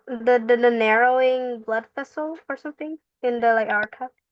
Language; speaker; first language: English; non-native, fluent; Indonesian